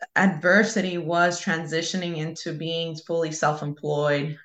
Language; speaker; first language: English; early bilingual, other home language; Spanish